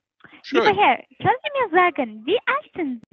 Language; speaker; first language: German; non-native, learner; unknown